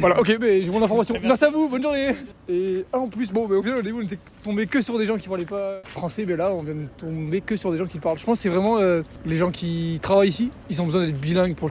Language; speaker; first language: French; native; French